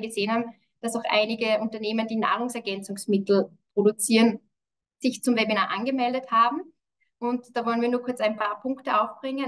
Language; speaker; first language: German; native; German